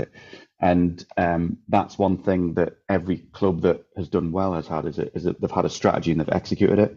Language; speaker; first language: English; native; English